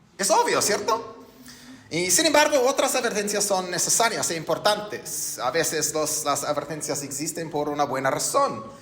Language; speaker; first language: Spanish; non-native, fluent; English